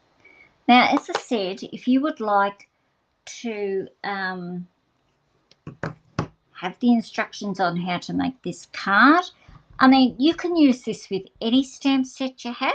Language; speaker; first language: English; native; English